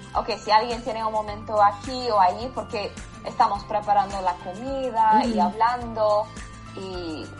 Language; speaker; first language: Spanish; non-native, fluent; English